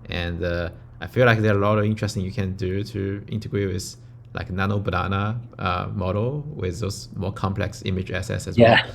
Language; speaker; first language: English; non-native, fluent; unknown